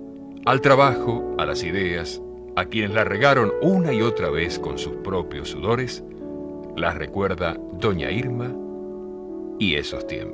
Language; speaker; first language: Spanish; native; Spanish